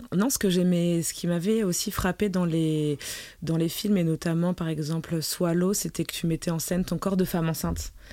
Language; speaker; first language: French; native; French